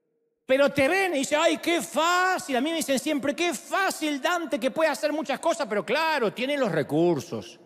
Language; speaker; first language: Spanish; native; Spanish